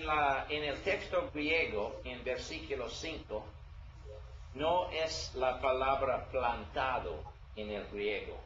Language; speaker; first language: Spanish; non-native, learner; English